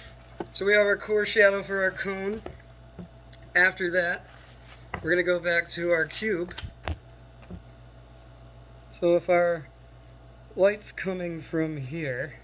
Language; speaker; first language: English; native; English